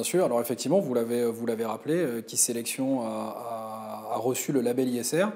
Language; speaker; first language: French; native; French